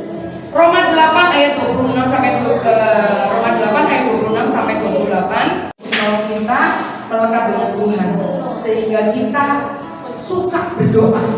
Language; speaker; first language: Indonesian; native; Indonesian